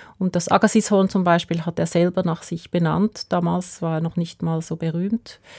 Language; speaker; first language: German; native; German